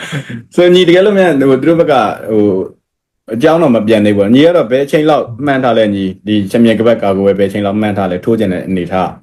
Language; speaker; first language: Burmese; native; Burmese